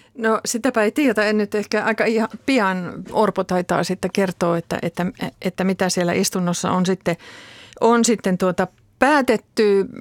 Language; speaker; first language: Finnish; native; Finnish